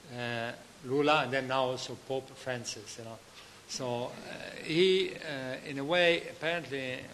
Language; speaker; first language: English; non-native, fluent; Italian